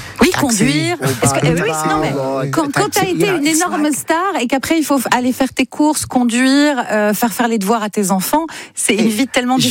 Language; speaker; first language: French; native; French